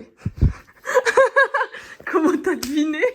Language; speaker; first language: French; native; French